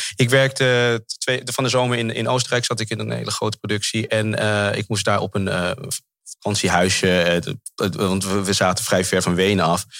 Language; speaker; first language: Dutch; native; Dutch